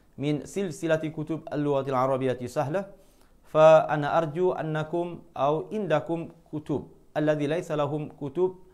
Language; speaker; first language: Arabic; non-native, fluent; Malay